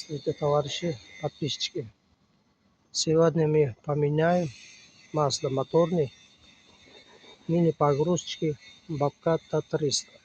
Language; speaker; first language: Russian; non-native, local second language; Uzbek